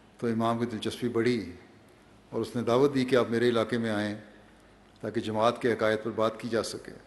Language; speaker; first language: Urdu; native; Urdu